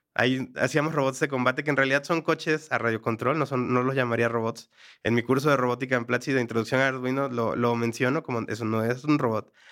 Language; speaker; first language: Spanish; native; Spanish